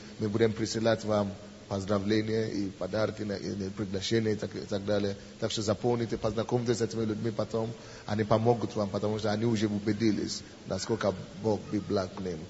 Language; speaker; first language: Russian; non-native, fluent; Yoruba